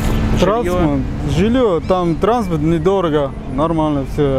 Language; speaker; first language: Russian; non-native, local second language; Uzbek